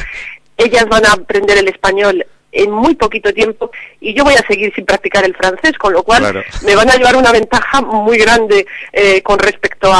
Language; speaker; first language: Spanish; native; Spanish